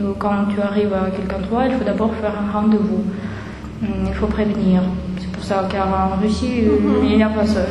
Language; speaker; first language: French; non-native, fluent; Russian